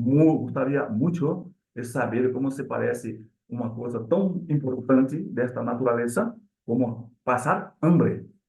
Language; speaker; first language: Spanish; non-native, learner; Portuguese